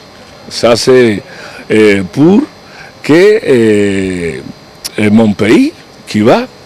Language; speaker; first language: French; non-native, learner; Spanish